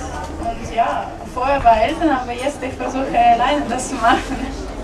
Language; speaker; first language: German; non-native, learner; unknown